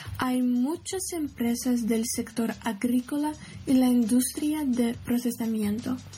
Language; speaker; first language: Spanish; non-native, fluent; Ukrainian